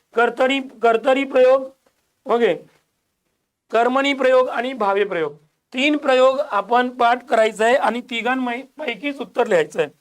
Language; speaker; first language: Marathi; non-native, local second language; Hindi